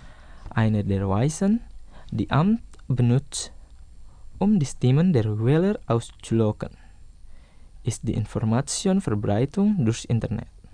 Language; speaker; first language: German; non-native, fluent; Indonesian